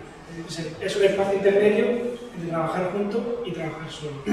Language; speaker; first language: Spanish; native; Spanish